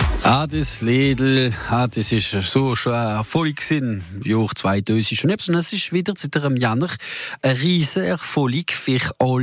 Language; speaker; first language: German; native; German